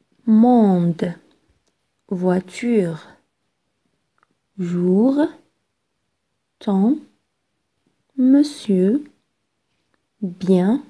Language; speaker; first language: French; non-native, local second language; Arabic